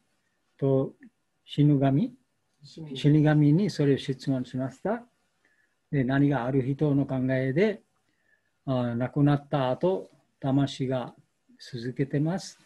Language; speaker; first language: Japanese; non-native, fluent; Bangla